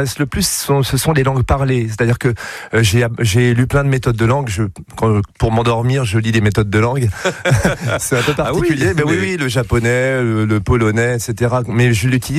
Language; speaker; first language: French; native; French